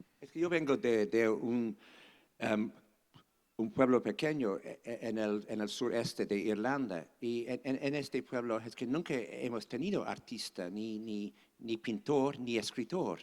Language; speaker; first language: Spanish; non-native, fluent; English